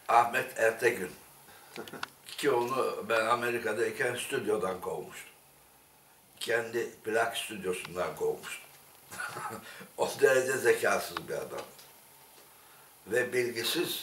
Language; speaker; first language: Turkish; native; Turkish